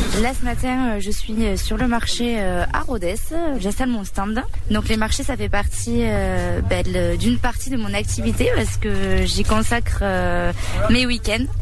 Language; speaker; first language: French; early bilingual, other home language; Spanish